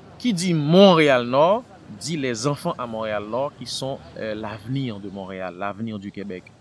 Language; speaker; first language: French; non-native, local second language; Haitian Creole